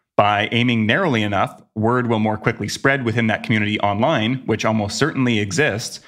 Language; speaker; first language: English; native; English